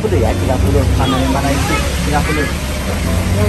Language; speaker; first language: Indonesian; non-native, learner; Turkish